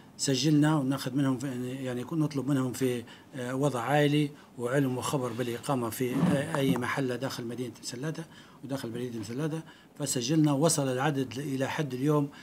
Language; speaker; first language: Arabic; native; Arabic